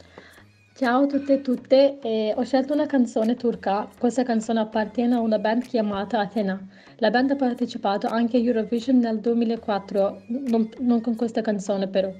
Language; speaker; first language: Italian; non-native, learner; Turkish